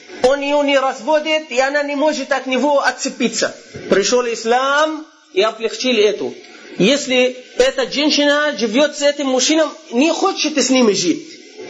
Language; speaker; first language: Russian; non-native, fluent; Arabic